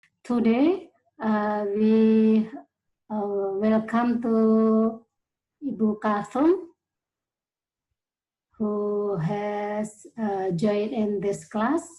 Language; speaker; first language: English; non-native, learner; Indonesian